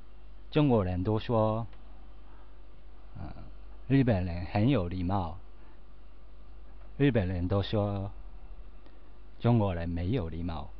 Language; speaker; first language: Chinese; non-native, learner; Japanese